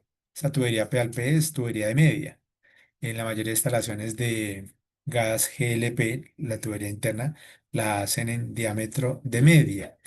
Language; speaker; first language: Spanish; native; Spanish